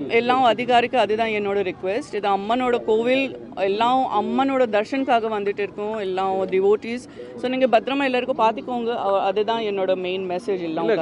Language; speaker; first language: Tamil; non-native, local second language; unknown